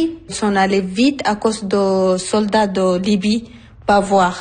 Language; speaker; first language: French; non-native, learner; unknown